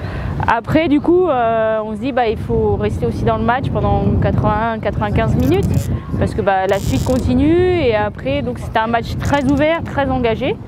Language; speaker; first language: French; native; French